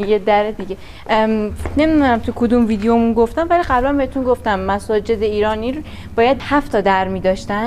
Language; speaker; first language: Persian; native; Persian